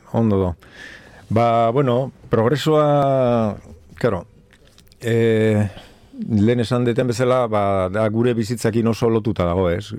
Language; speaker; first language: Basque; non-native, local second language; Spanish